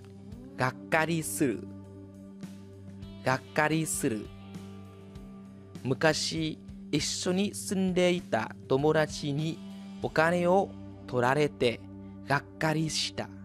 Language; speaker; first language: Japanese; non-native, fluent; Vietnamese